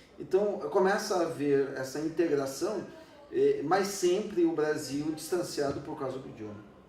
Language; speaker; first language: Portuguese; non-native, fluent; Spanish